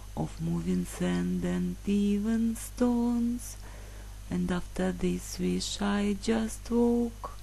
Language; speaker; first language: English; non-native, learner; Russian